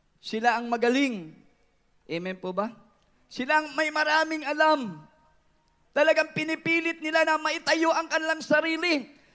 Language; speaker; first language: Filipino; non-native, local second language; Cebuano